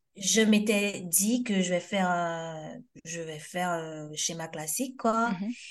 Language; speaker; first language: French; non-native, local second language; Haitian Creole